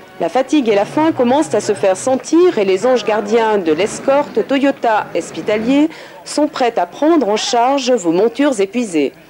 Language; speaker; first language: French; native; French